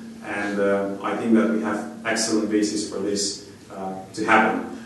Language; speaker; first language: English; non-native, fluent; Macedonian